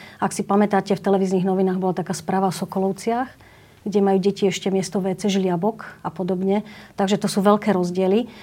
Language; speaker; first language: Slovak; native; Slovak